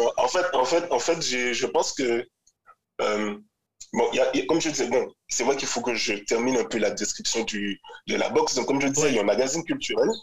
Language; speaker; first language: French; native; French